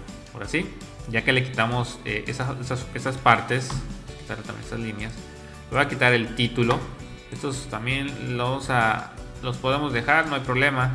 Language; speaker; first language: Spanish; native; Spanish